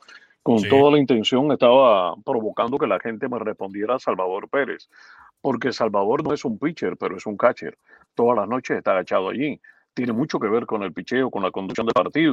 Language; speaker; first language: Spanish; native; Spanish